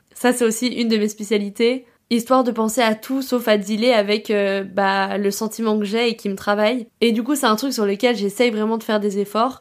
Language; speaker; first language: French; native; French